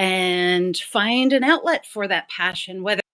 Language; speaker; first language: English; native; English